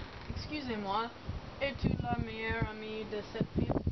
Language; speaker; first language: French; non-native, learner; English